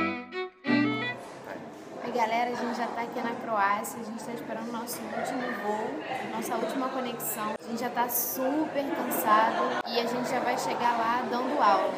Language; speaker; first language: Portuguese; native; Portuguese